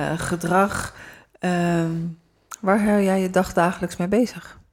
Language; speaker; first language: Dutch; native; Dutch